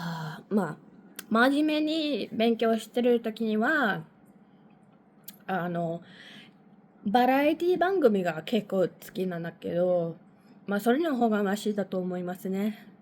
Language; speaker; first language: Japanese; non-native, learner; English